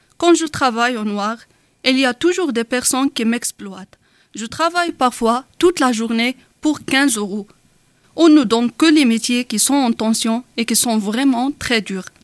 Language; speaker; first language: French; non-native, local second language; Arabic